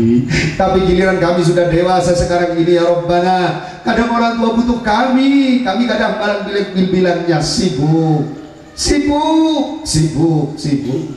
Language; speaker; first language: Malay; non-native, local second language; Javanese